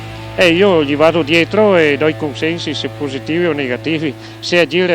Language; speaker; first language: Italian; native; Italian